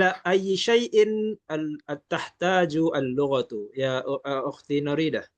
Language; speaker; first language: Arabic; non-native, fluent; Malay